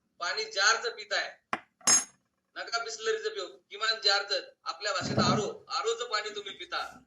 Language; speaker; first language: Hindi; non-native, local second language; Marathi